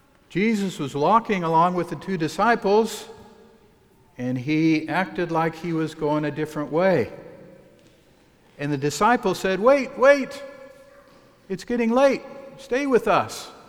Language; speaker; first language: English; native; English